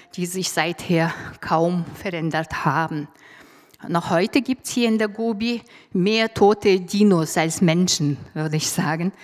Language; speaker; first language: German; non-native, fluent; Mongolian